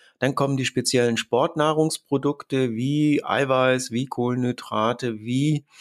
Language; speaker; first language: German; native; German